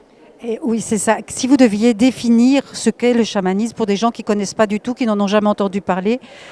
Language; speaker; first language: French; native; French